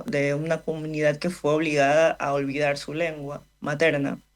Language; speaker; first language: Spanish; native; Spanish